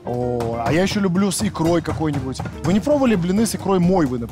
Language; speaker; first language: Russian; native; Russian